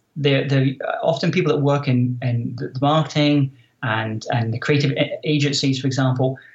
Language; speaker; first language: English; native; English